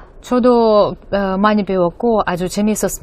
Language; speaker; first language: Korean; non-native, fluent; Russian